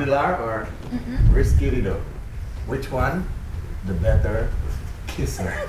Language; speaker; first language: English; non-native, learner; Indonesian